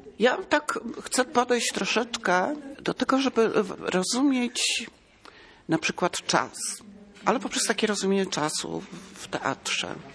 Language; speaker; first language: Polish; native; Polish